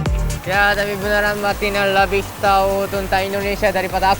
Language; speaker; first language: Indonesian; non-native, fluent; Japanese